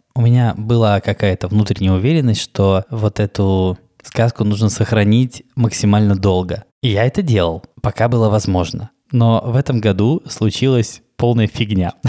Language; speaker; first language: Russian; native; Russian